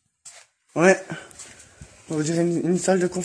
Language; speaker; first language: French; native; French